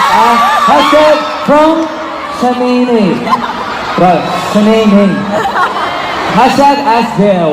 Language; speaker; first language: English; non-native, local second language; Filipino